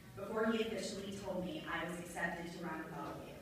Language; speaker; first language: English; native; English